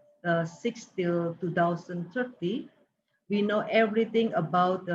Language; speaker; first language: English; non-native, learner; Indonesian